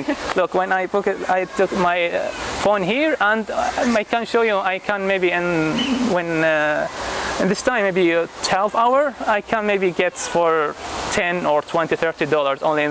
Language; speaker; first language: English; non-native, fluent; Arabic